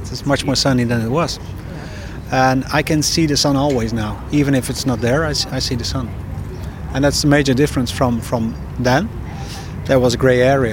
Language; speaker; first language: English; non-native, fluent; Dutch